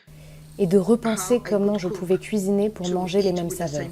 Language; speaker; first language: French; non-native, fluent; Spanish